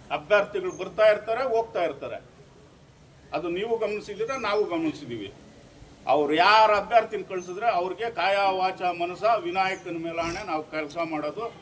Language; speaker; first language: Kannada; native; Kannada